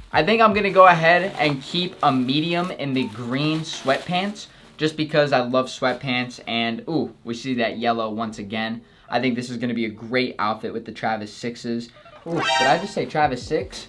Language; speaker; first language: English; native; English